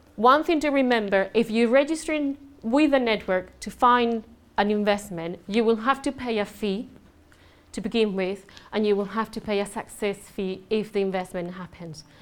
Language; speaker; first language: English; non-native, fluent; Spanish